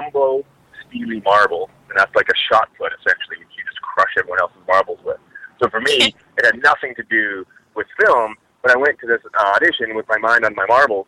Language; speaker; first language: English; native; English